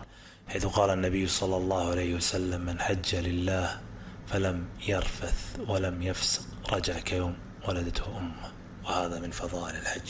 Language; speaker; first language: Arabic; native; Arabic